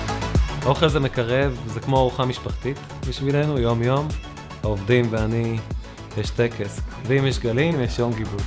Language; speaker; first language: Hebrew; native; Hebrew